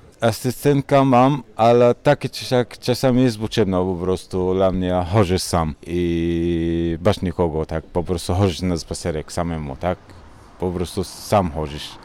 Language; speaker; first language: Polish; non-native, learner; Arabic